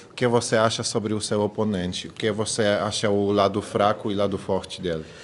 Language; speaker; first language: Portuguese; non-native, fluent; Polish